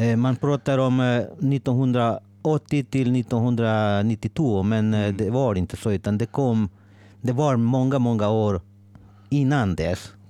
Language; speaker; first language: Swedish; non-native, fluent; Spanish